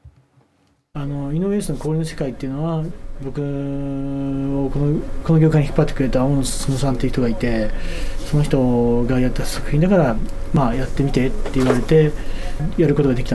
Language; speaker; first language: Japanese; native; Japanese